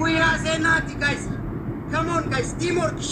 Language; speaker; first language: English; non-native, learner; Oromo